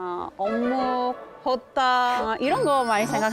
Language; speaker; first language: Korean; non-native, fluent; English